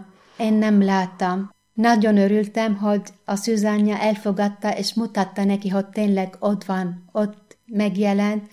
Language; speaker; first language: Hungarian; non-native, fluent; Arabic